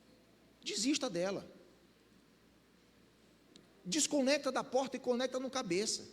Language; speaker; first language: Portuguese; native; Portuguese